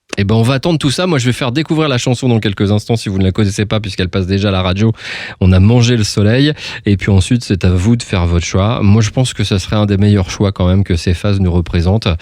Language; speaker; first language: French; native; French